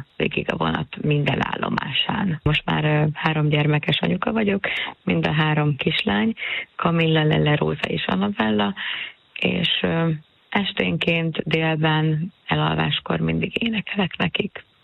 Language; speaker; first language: Hungarian; native; Hungarian